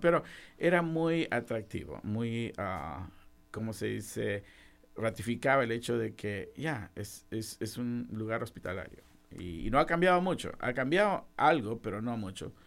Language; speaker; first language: Spanish; native; Spanish